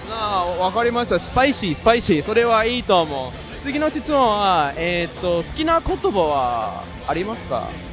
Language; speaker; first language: Japanese; non-native, fluent; English